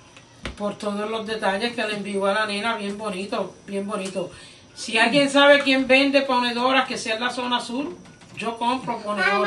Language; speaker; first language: Spanish; native; Spanish